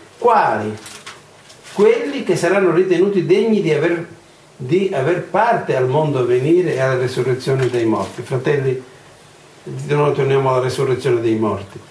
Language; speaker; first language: Italian; non-native, fluent; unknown